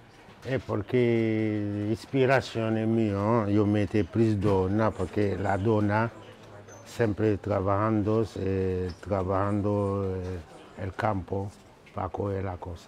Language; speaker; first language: Italian; non-native, learner; Haitian Creole